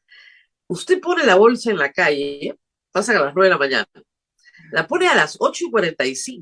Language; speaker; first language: Spanish; native; Spanish